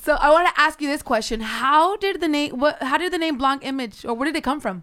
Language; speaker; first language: English; native; English